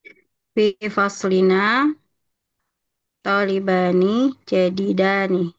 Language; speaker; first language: Arabic; non-native, learner; Indonesian